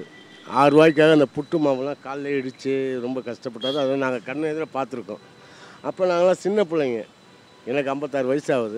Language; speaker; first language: Tamil; native; Tamil